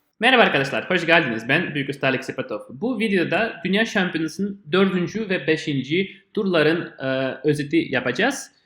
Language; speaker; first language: Turkish; non-native, fluent; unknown